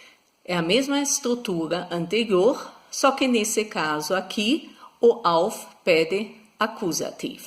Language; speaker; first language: Portuguese; non-native, fluent; German